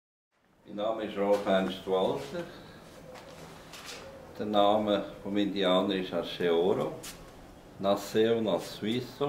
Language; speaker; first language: Portuguese; non-native, learner; German